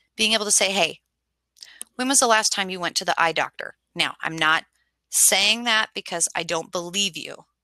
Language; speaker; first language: English; native; English